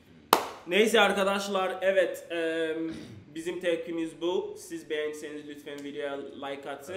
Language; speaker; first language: Turkish; non-native, learner; English